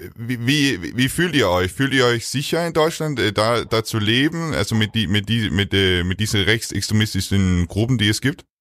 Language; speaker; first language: German; non-native, learner; Danish